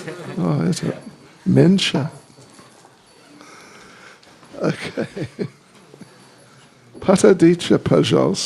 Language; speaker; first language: Russian; non-native, learner; English